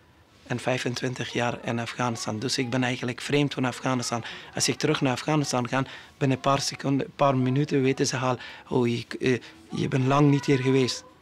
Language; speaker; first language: Dutch; non-native, learner; Persian